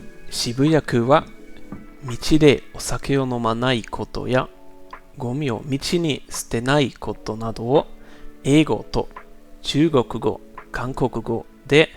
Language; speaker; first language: Japanese; non-native, learner; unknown